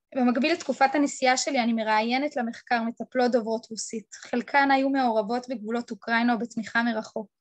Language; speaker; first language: Hebrew; non-native, fluent; Russian